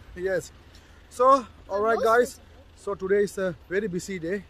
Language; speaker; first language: English; non-native, learner; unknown